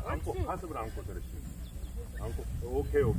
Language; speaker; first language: Korean; native; Korean